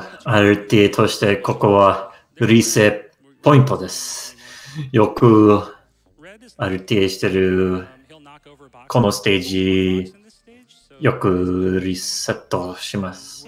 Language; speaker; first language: Japanese; non-native, learner; English